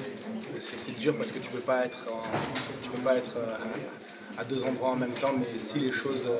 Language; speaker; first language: French; early bilingual, heritage; French